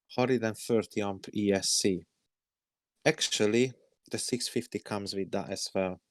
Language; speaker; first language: English; non-native, learner; Hungarian